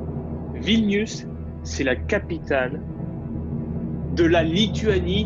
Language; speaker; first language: French; native; French